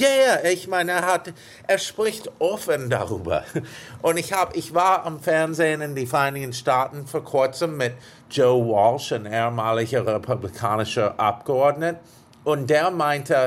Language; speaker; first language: German; non-native, fluent; English